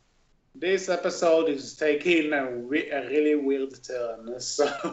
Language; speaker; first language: English; native; English